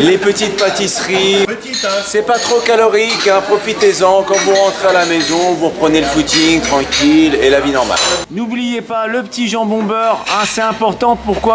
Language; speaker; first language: French; native; French